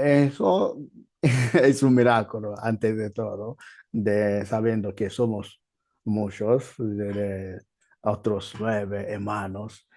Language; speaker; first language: Spanish; non-native, learner; Igbo